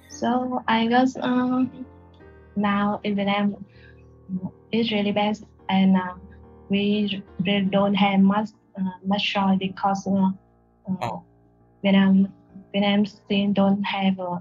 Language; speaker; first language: English; non-native, learner; Vietnamese